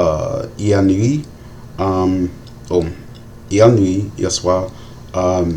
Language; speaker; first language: French; non-native, learner; English